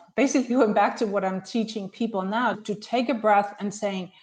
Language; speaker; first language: English; non-native, fluent; Danish